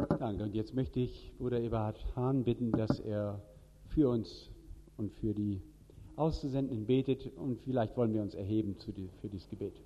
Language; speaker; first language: German; native; German